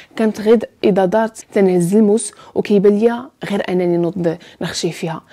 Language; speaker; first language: Arabic; native; Arabic